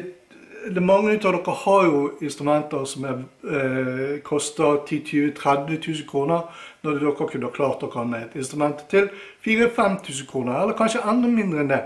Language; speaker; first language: Norwegian; native; Norwegian